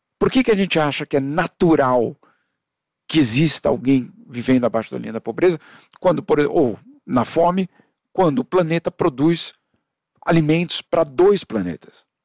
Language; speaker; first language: Portuguese; early bilingual, other home language; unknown